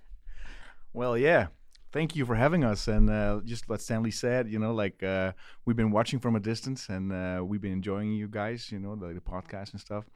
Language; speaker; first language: English; non-native, fluent; Dutch